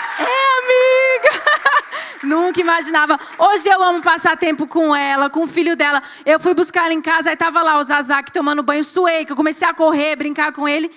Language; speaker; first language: Portuguese; native; Portuguese